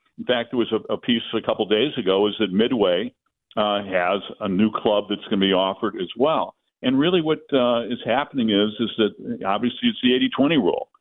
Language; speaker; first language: English; native; English